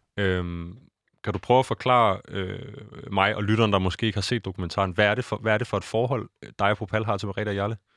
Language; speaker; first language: Danish; native; Danish